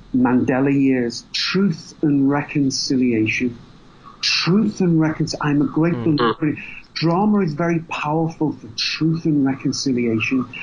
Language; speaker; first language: English; native; English